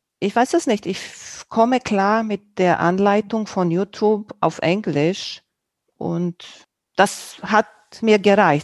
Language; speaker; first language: German; non-native, fluent; Romanian